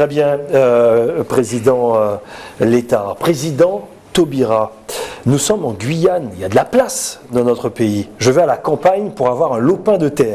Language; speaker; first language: French; native; French